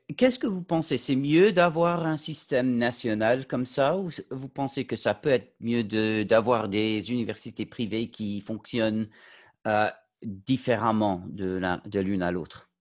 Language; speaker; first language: French; non-native, fluent; English